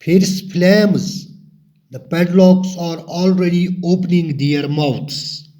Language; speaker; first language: English; non-native, local second language; Urdu